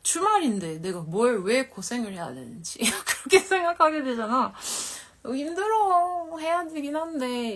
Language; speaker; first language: Korean; non-native, fluent; French